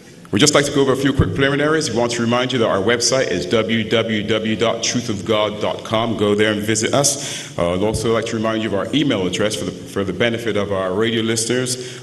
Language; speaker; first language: English; native; English